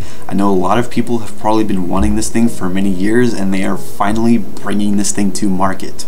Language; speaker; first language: English; native; English